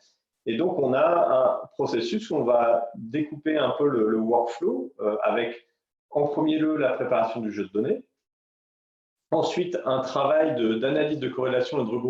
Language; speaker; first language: French; native; French